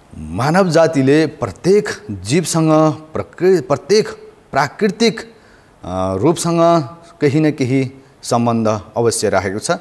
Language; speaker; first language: Nepali; native; Nepali